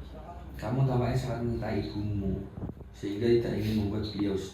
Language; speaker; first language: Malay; non-native, fluent; Indonesian